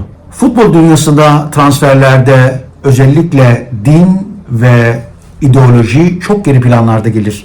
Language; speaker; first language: Turkish; native; Turkish